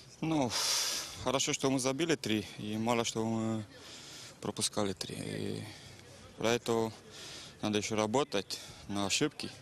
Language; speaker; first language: Russian; non-native, learner; Romanian